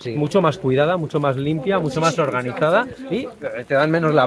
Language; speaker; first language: Spanish; native; Spanish